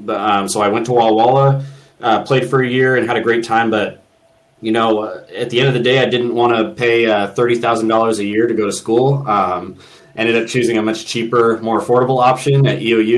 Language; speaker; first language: English; native; English